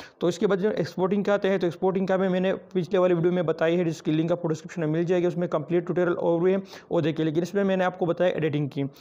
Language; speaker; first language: Urdu; non-native, local second language; Pashto